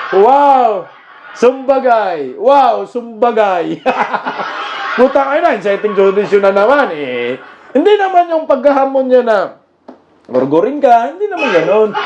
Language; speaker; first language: Filipino; non-native, local second language; Cebuano